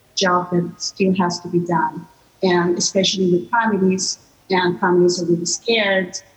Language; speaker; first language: English; non-native, fluent; Italian